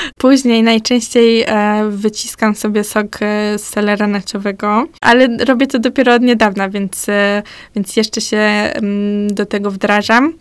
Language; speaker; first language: Polish; early bilingual, heritage; Polish